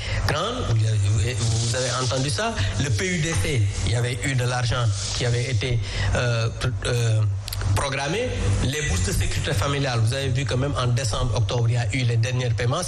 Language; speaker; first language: French; non-native, local second language; Wolof